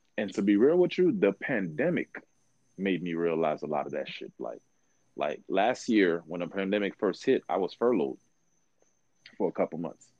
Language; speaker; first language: English; early bilingual, other home language; Haitian Creole